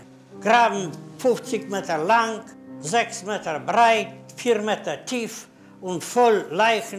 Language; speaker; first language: German; non-native, learner; Polish